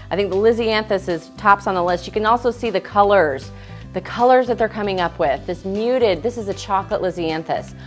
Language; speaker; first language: English; native; English